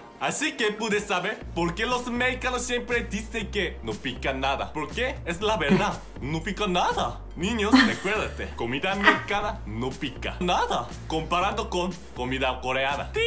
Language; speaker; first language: Spanish; non-native, learner; Korean